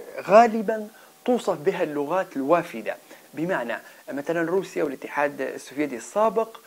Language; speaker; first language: Arabic; non-native, local second language; Berber languages